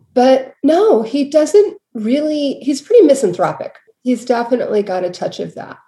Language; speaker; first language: English; native; English